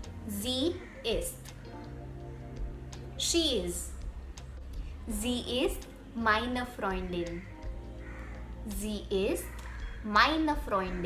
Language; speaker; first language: German; non-native, fluent; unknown